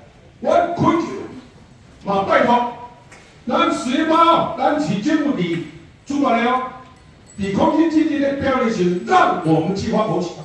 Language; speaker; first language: Chinese; non-native, local second language; Min Nan Chinese